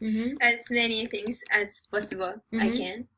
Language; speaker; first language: English; non-native, learner; Japanese